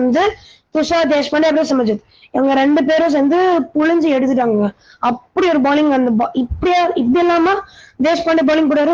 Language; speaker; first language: Tamil; native; Tamil